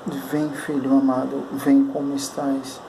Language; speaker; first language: Portuguese; native; Portuguese